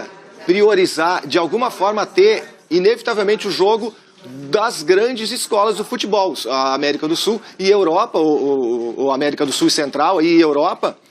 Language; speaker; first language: Portuguese; native; Portuguese